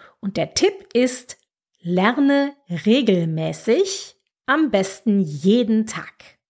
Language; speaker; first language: German; native; German